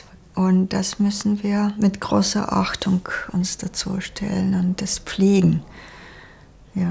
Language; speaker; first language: German; non-native, fluent; Russian